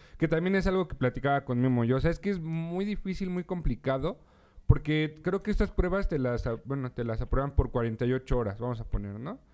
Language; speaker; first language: Spanish; native; Spanish